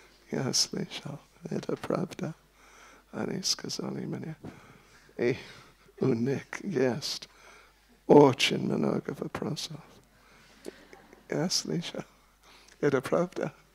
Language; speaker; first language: Russian; non-native, learner; English